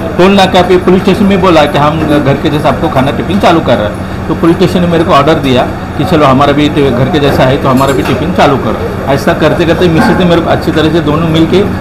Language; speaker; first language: Hindi; non-native, local second language; Marathi